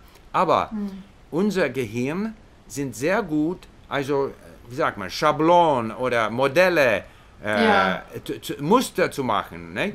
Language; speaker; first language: German; non-native, learner; English